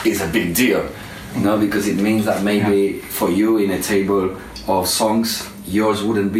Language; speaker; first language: English; non-native, fluent; Spanish